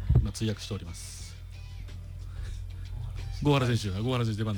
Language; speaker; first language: Japanese; native; Japanese